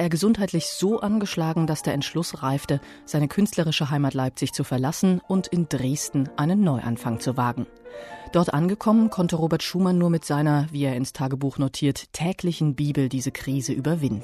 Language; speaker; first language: German; native; German